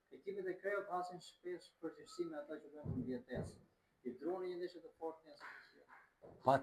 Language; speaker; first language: Albanian; native; Albanian